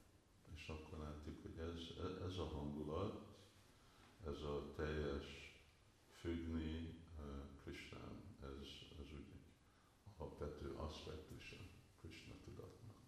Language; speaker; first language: Hungarian; early bilingual, heritage; Hungarian